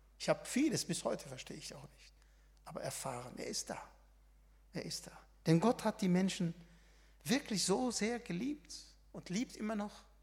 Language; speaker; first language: German; non-native, fluent; Arabic